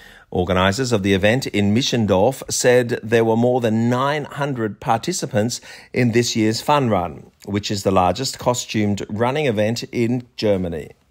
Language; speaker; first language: English; native; English